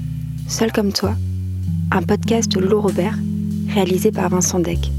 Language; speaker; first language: French; native; French